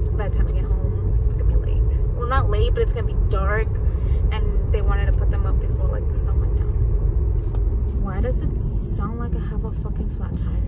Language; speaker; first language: English; early bilingual, other home language; Spanish